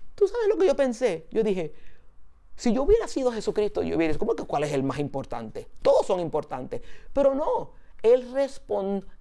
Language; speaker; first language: Spanish; early bilingual, heritage; Spanish